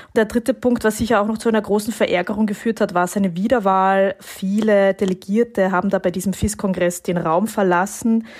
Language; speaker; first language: German; native; German